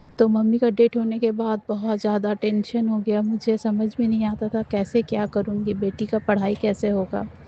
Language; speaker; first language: Hindi; non-native, local second language; Nepali